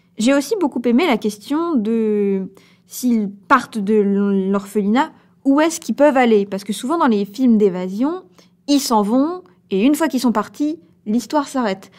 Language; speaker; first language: French; native; French